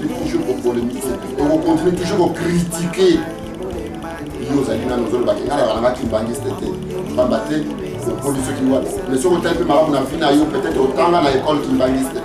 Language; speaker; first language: Lingala; native; Lingala